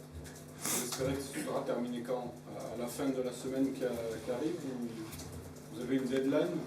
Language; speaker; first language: French; native; French